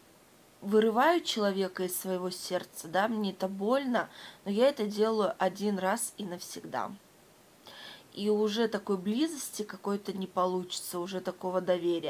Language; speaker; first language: Russian; native; Russian